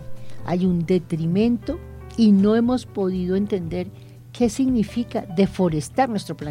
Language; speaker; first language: Spanish; native; Spanish